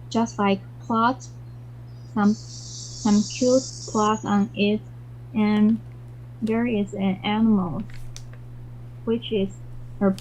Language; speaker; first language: English; non-native, learner; Chinese